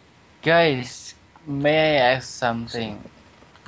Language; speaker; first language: English; non-native, learner; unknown